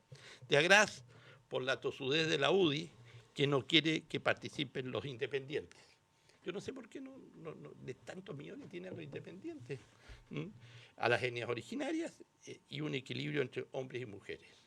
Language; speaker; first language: Spanish; native; Spanish